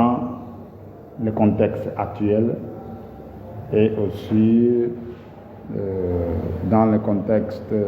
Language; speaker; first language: French; non-native, fluent; Portuguese